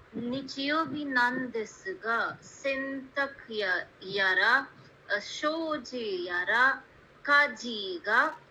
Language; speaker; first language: Japanese; non-native, learner; Hindi